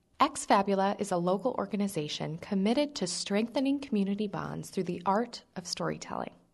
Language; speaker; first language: English; native; English